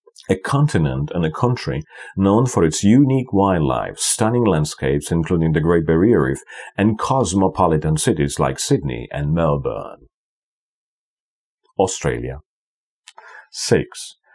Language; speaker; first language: English; non-native, fluent; Polish